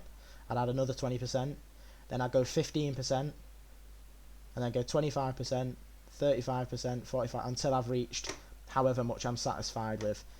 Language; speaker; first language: English; native; English